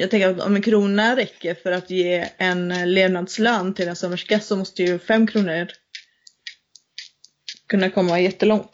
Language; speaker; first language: Swedish; native; Swedish